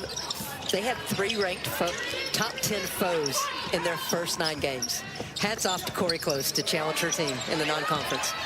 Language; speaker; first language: English; native; English